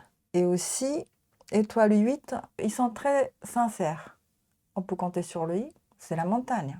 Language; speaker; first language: French; non-native, learner; Japanese